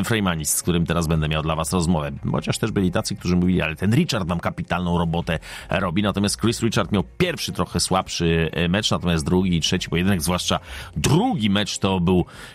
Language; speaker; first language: Polish; native; Polish